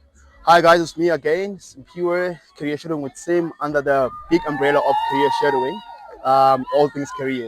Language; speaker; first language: English; non-native, local second language; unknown